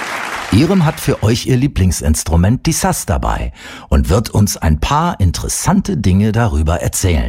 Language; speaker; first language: German; native; German